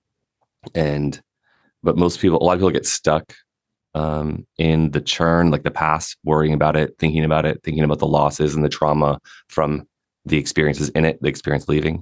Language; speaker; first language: English; native; English